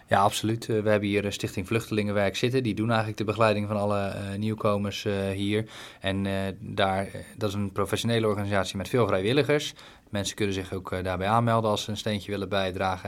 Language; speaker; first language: Dutch; native; Dutch